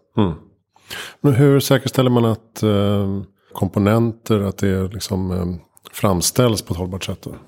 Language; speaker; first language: Swedish; native; Swedish